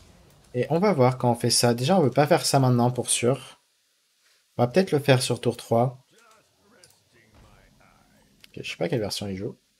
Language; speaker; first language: French; native; French